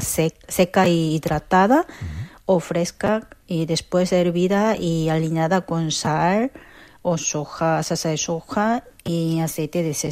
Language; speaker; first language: Spanish; non-native, learner; Korean